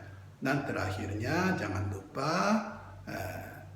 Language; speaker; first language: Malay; non-native, fluent; Japanese